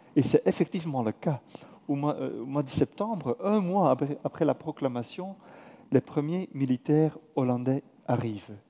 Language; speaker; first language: French; non-native, fluent; Dutch